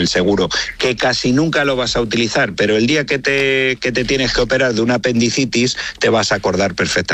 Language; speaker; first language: Spanish; native; Spanish